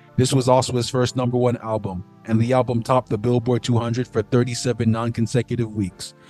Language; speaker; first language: English; native; English